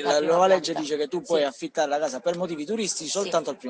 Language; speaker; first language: Italian; native; Italian